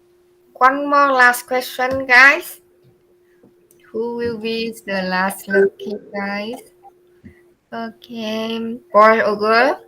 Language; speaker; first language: English; non-native, learner; Vietnamese